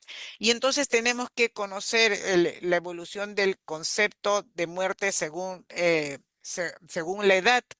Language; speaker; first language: Spanish; native; Spanish